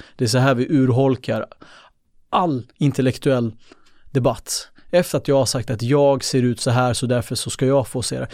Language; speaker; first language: Swedish; early bilingual, other home language; Kurdish